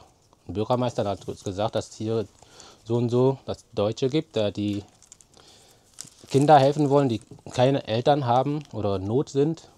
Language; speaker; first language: German; non-native, fluent; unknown